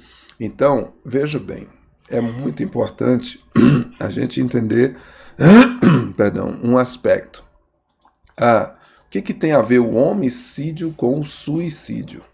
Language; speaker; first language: Portuguese; native; Portuguese